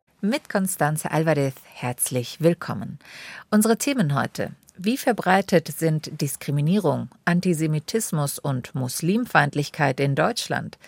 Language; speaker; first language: German; native; German